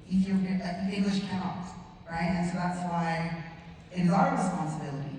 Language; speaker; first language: English; native; English